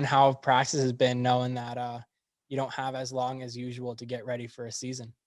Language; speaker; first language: English; native; English